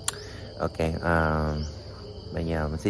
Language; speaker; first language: Vietnamese; non-native, learner; Korean